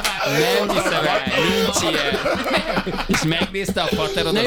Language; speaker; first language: Hungarian; native; Hungarian